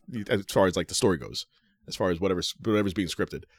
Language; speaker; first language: English; native; English